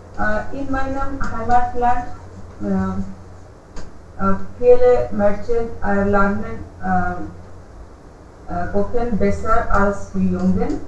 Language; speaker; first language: German; non-native, learner; Hindi